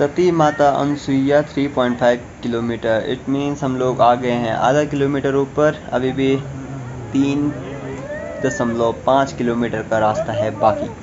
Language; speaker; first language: Hindi; native; Hindi